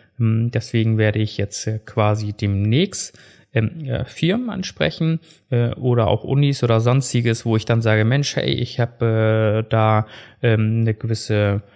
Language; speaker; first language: German; early bilingual, other home language; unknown